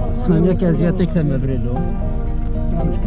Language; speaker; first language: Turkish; non-native, local second language; Kurdish